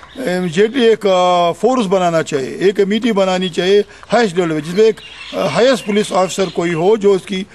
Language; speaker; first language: Urdu; non-native, local second language; Kashmiri